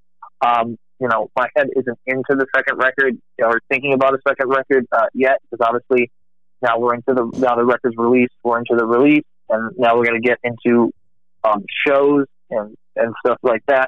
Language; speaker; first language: English; native; English